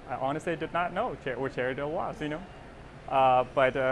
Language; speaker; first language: English; non-native, local second language; Persian